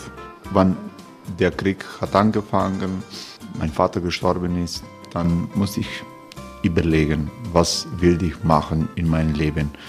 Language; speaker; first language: German; non-native, learner; Croatian